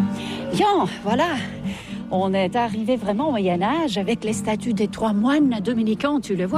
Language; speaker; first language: French; non-native, fluent; Estonian